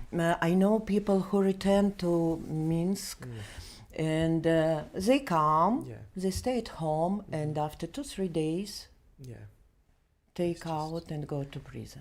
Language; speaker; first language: English; non-native, learner; Belarusian